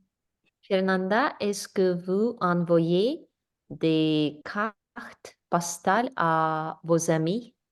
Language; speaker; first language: French; non-native, learner; English